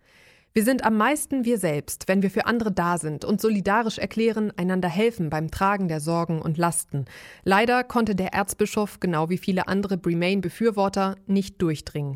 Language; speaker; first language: German; native; German